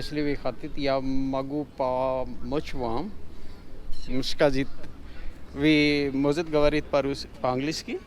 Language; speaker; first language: Russian; non-native, learner; Urdu